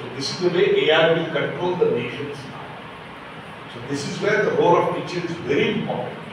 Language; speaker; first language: English; non-native, local second language; Marathi